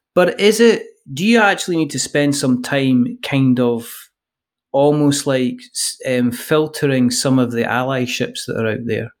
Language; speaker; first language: English; native; English